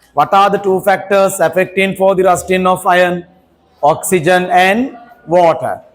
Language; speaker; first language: English; non-native, local second language; Sinhala